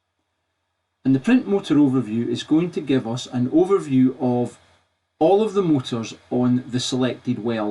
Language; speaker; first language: English; native; English